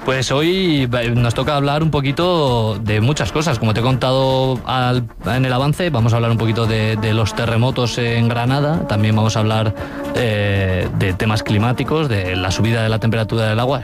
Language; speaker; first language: Spanish; native; Spanish